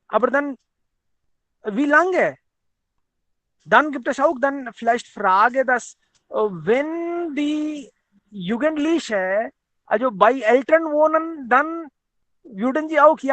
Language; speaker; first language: German; non-native, fluent; Hindi